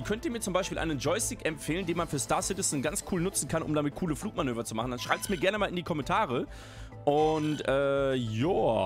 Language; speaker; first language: German; native; German